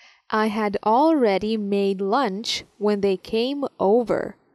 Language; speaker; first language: English; non-native, fluent; Serbian